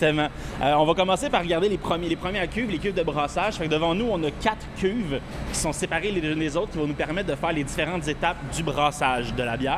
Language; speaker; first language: French; native; French